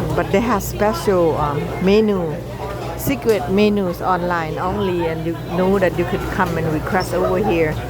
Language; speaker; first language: English; non-native, fluent; Thai